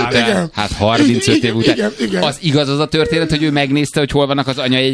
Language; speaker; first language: Hungarian; native; Hungarian